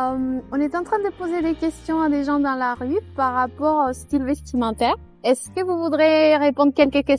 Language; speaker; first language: French; non-native, fluent; Spanish